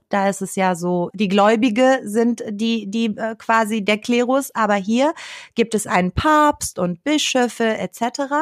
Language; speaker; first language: German; early bilingual, other home language; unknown